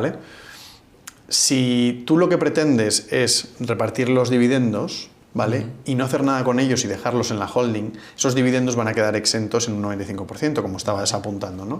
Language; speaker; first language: Spanish; native; Spanish